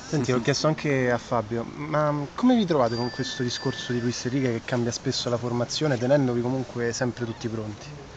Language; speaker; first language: Italian; native; Italian